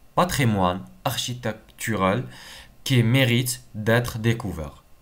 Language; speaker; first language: French; non-native, local second language; Arabic